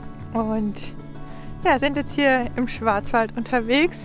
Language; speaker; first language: German; native; German